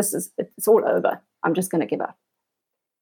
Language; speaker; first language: English; native; English